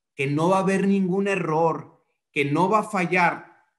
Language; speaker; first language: Spanish; native; Spanish